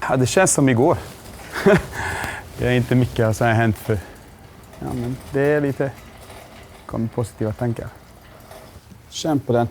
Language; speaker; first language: Swedish; non-native, fluent; Bosnian